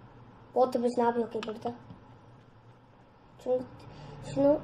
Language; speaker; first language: Turkish; early bilingual, heritage; Turkish